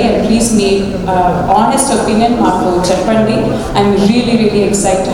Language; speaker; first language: Telugu; non-native, learner; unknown